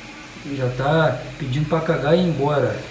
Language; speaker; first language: Portuguese; native; Portuguese